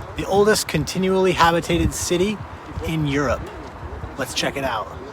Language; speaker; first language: English; native; English